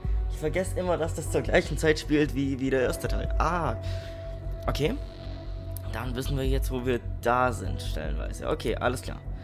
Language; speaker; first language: German; native; German